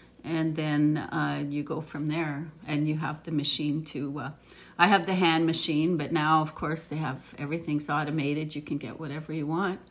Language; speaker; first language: English; early bilingual, other home language; Italian